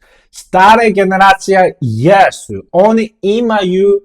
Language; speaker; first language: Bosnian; non-native, fluent; Korean